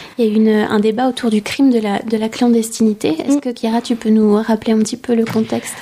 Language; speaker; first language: French; native; French